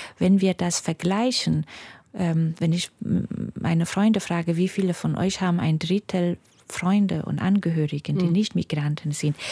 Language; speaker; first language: German; non-native, fluent; Persian